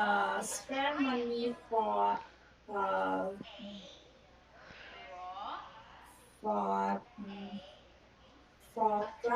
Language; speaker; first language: English; non-native, learner; Vietnamese